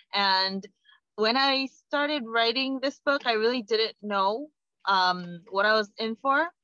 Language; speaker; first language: English; non-native, fluent; Korean